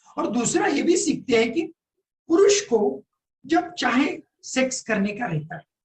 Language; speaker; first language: Hindi; non-native, local second language; Marathi